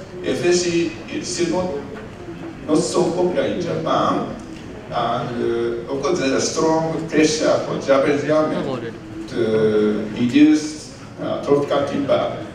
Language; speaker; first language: English; non-native, learner; Japanese